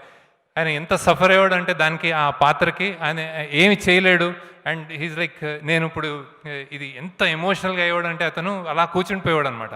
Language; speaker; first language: Telugu; native; Telugu